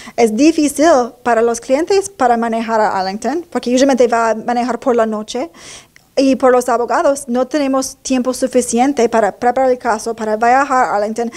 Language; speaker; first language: Spanish; non-native, learner; English